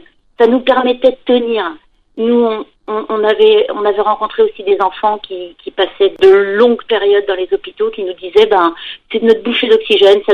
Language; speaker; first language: French; native; French